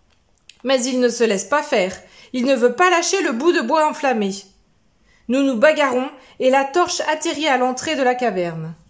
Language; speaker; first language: French; native; French